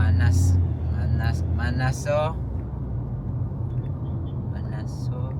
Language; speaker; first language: Korean; non-native, learner; Cebuano